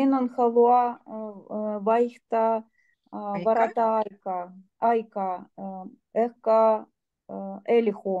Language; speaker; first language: Finnish; non-native, learner; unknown